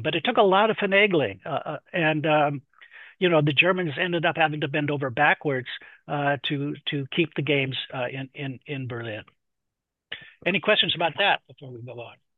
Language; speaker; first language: English; native; English